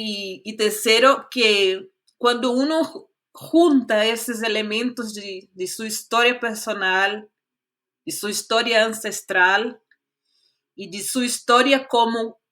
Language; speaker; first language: Spanish; non-native, fluent; Portuguese